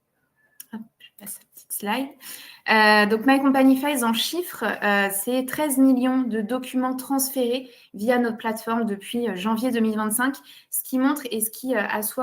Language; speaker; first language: French; native; French